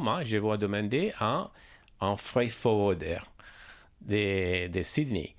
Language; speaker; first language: French; non-native, learner; Italian